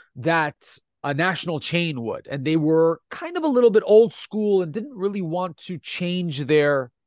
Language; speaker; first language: English; non-native, fluent; Italian